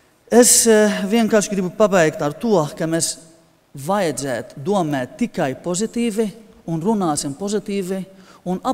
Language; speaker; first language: Latvian; non-native, fluent; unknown